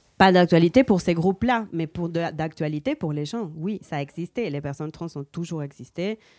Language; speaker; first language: French; early bilingual, heritage; Spanish